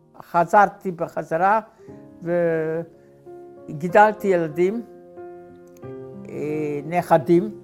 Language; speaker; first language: Hebrew; non-native, fluent; Hungarian